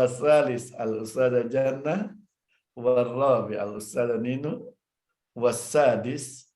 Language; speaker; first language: Arabic; non-native, fluent; Indonesian